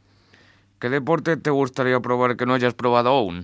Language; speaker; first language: Spanish; native; Spanish